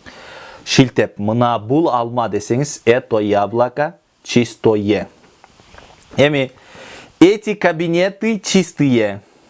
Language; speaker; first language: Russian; non-native, local second language; Kyrgyz